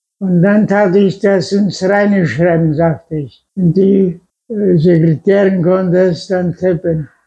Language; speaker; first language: German; non-native, local second language; Low German